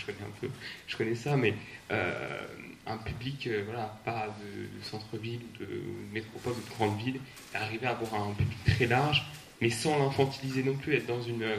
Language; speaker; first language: French; native; French